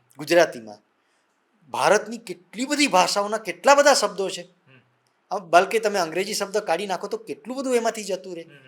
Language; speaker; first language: Gujarati; non-native, local second language; Vasavi